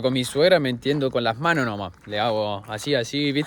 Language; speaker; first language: Spanish; native; Spanish